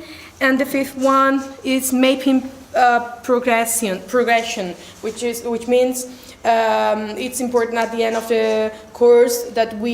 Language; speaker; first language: English; non-native, fluent; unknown